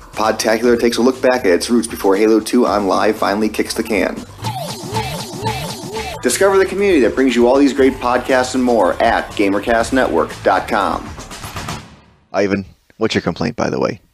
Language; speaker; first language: English; native; English